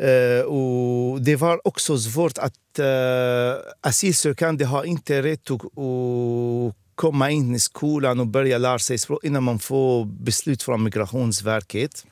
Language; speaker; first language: Swedish; non-native, fluent; Arabic